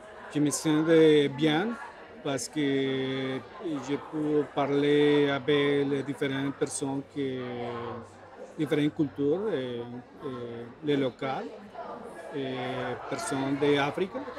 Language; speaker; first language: French; non-native, learner; Spanish